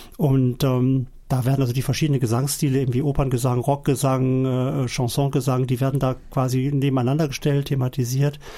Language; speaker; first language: German; native; German